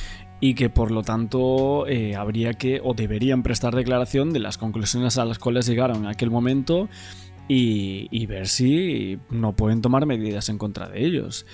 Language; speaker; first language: Spanish; native; Spanish